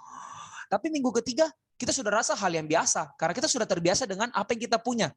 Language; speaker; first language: Indonesian; native; Indonesian